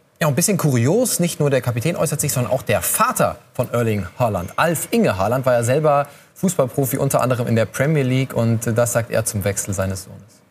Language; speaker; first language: German; native; German